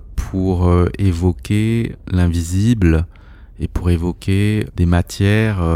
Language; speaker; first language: French; native; French